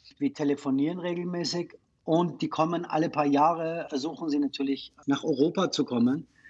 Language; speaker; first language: German; non-native, fluent; Persian